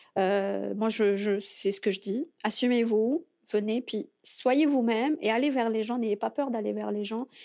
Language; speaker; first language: French; non-native, local second language; Arabic